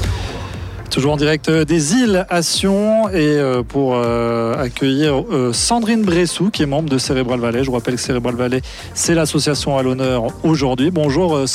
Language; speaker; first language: French; native; French